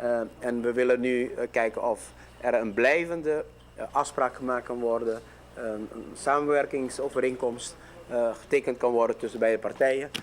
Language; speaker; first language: Dutch; non-native, local second language; Papiamento